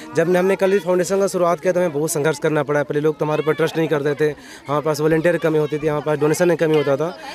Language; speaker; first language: Hindi; native; Hindi